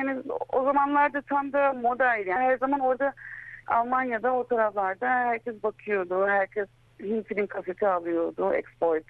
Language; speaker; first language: Turkish; early bilingual, heritage; Turkish